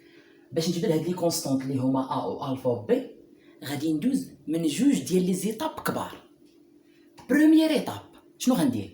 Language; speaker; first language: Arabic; native; Arabic